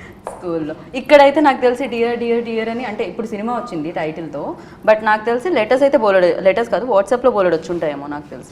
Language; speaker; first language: Telugu; native; Telugu